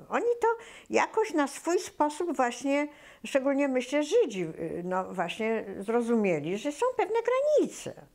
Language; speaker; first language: Polish; native; Polish